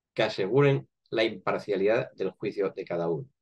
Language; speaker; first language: Spanish; native; Spanish